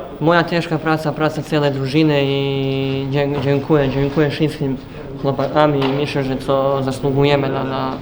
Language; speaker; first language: Polish; non-native, learner; Serbian